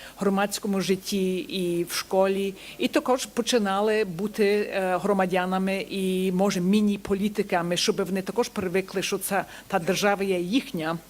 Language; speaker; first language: Ukrainian; early bilingual, heritage; Ukrainian